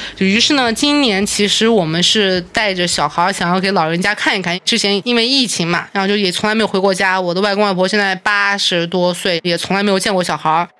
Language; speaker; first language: Chinese; native; Chinese